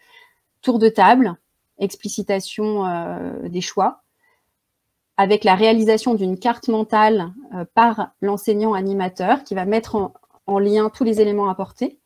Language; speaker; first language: French; native; French